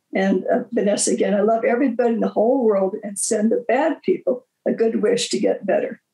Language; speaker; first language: English; native; English